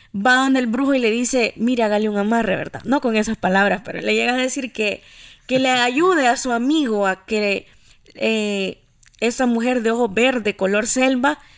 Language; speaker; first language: Spanish; native; Spanish